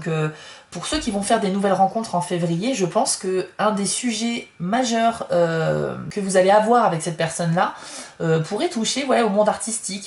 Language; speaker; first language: French; native; French